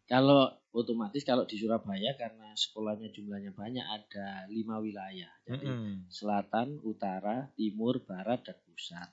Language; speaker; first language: Indonesian; non-native, local second language; Javanese